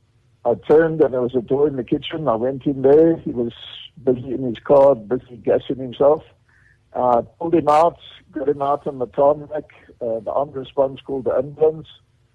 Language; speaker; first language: English; native; English